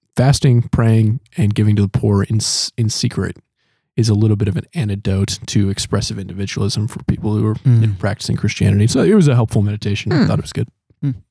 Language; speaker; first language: English; native; English